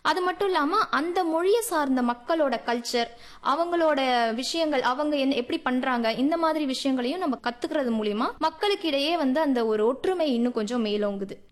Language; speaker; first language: Tamil; native; Tamil